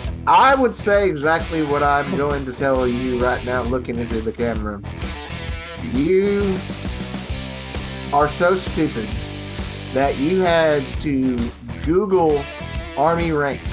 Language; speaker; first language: English; native; English